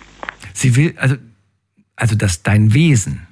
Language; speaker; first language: German; native; German